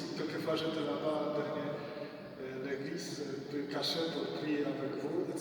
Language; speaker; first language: French; non-native, learner; Polish